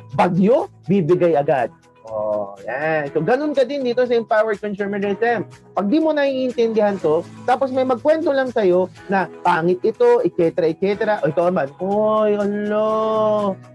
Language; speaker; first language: Filipino; non-native, local second language; Pangasinan